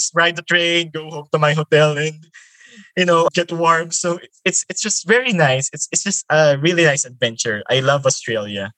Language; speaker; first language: English; non-native, local second language; Filipino